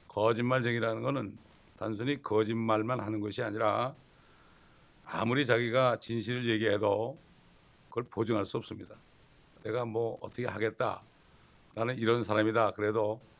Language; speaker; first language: Korean; native; Korean